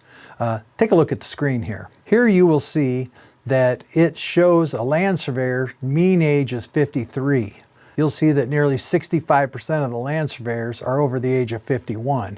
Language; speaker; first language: English; native; English